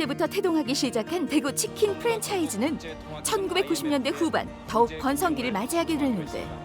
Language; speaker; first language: Korean; native; Korean